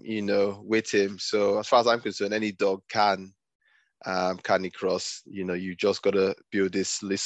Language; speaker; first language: English; non-native, local second language; Yoruba